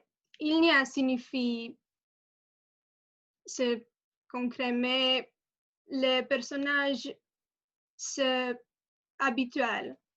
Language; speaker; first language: French; non-native, learner; Romanian